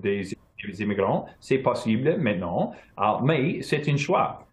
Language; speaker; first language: French; non-native, local second language; English